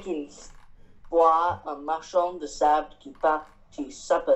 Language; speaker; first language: French; non-native, learner; Chinese